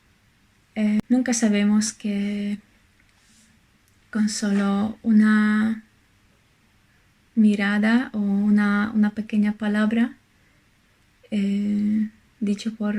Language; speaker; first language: Spanish; non-native, fluent; Polish